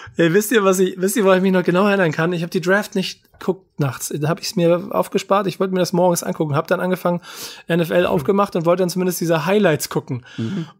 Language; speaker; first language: German; native; German